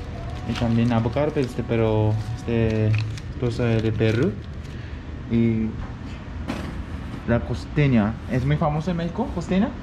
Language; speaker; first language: Spanish; non-native, learner; Japanese